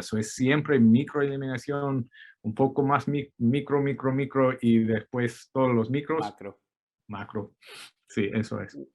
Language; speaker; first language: Spanish; non-native, fluent; English